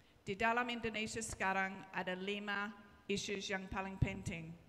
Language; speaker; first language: Indonesian; non-native, learner; English